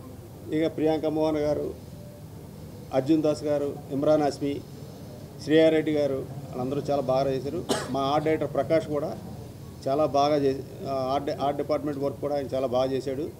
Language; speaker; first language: Telugu; native; Telugu